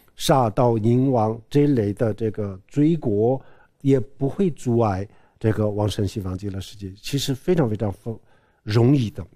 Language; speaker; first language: Chinese; non-native, local second language; Tibetan